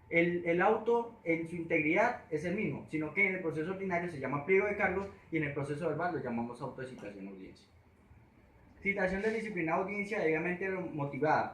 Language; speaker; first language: Spanish; native; Spanish